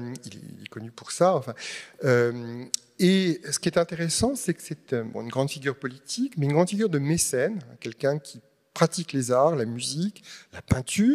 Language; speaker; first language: French; native; French